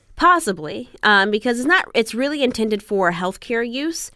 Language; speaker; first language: English; native; English